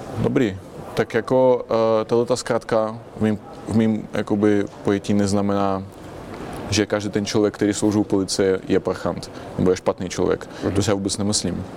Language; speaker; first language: Czech; non-native, fluent; Russian